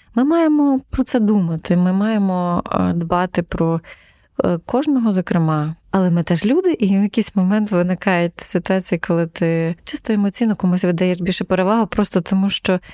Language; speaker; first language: Ukrainian; native; Ukrainian